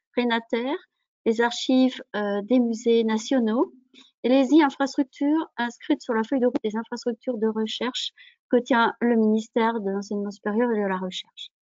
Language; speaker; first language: French; native; French